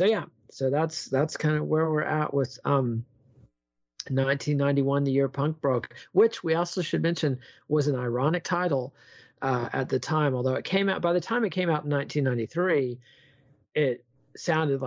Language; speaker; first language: English; native; English